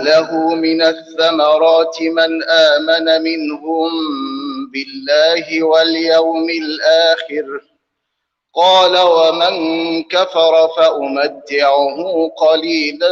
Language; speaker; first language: Arabic; native; Arabic